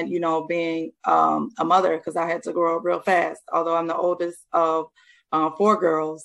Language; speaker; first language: English; native; English